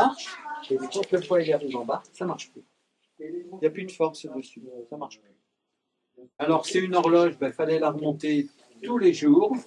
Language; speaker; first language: French; native; French